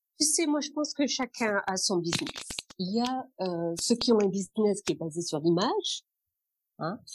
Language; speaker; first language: French; non-native, local second language; Arabic